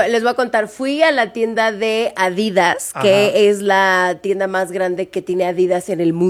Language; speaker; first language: Spanish; native; Spanish